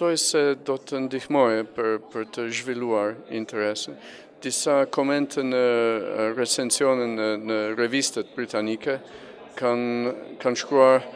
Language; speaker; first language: Albanian; non-native, fluent; English